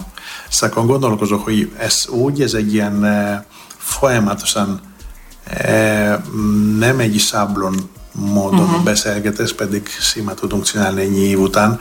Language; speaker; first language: Hungarian; non-native, learner; Greek